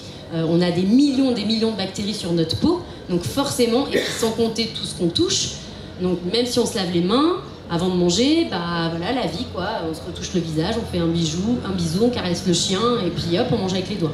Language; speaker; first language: French; native; French